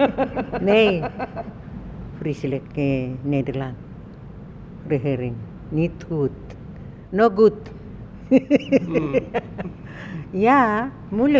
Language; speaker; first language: Dutch; non-native, learner; Malay